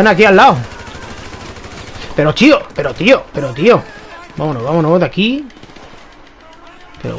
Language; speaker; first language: Spanish; native; Spanish